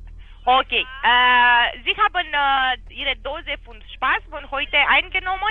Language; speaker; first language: German; non-native, learner; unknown